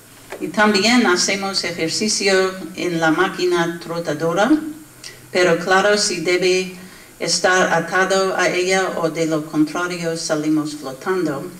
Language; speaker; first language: Spanish; non-native, learner; English